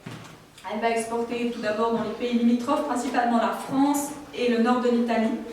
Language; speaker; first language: French; native; French